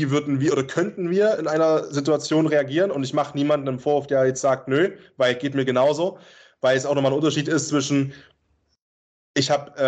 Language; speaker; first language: German; native; German